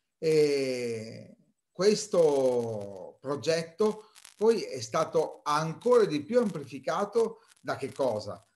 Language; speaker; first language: Italian; native; Italian